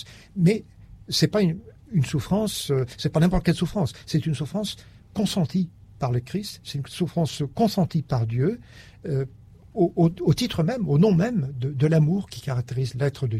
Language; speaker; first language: French; native; French